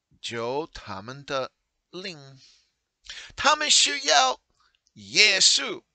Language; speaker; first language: Chinese; non-native, learner; English